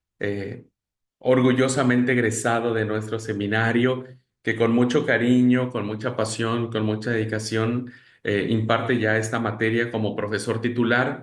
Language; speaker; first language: Spanish; native; Spanish